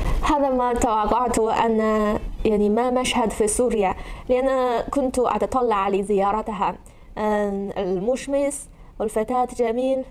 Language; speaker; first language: Arabic; non-native, learner; Chinese